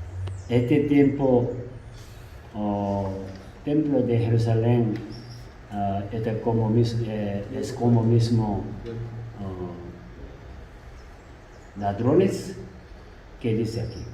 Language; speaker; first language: Spanish; non-native, learner; Korean